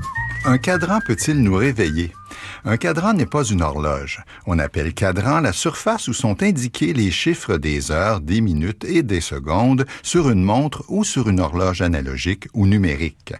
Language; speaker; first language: French; native; French